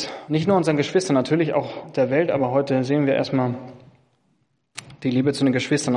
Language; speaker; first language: German; non-native, fluent; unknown